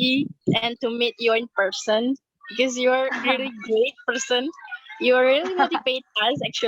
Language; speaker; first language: English; non-native, learner; Indonesian